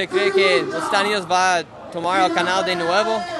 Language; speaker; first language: Spanish; non-native, learner; English